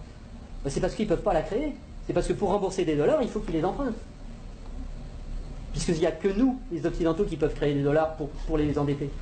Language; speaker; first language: French; native; French